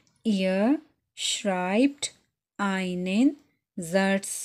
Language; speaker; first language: German; non-native, fluent; Urdu